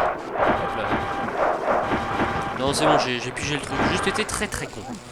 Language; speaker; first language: French; native; French